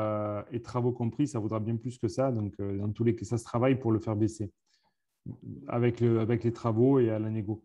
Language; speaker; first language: French; native; French